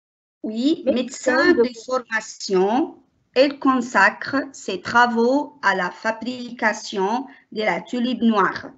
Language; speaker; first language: French; non-native, learner; Arabic